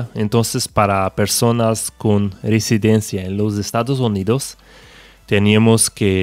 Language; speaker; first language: Spanish; non-native, fluent; Portuguese